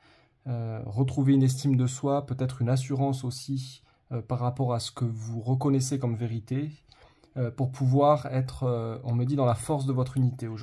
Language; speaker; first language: French; native; French